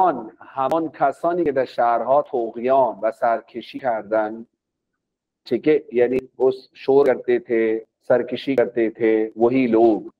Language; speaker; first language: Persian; non-native, fluent; Urdu